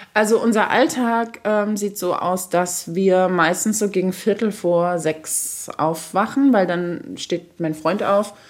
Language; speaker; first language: German; native; German